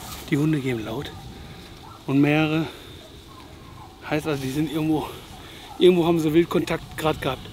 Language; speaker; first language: German; native; German